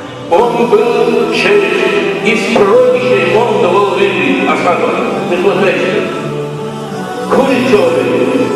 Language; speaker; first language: Russian; non-native, local second language; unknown